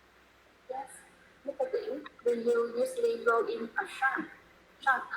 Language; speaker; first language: English; non-native, learner; Vietnamese